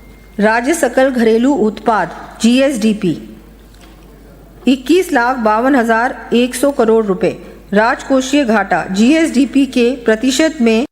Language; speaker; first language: Hindi; native; Hindi